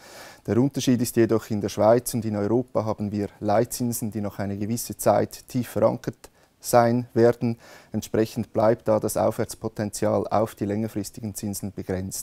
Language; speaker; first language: German; native; German